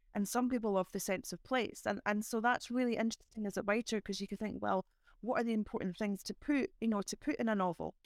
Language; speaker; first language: English; native; English